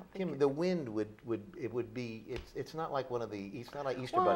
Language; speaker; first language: English; native; English